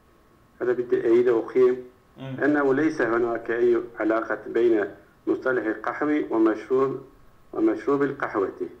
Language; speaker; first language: Arabic; non-native, learner; Turkish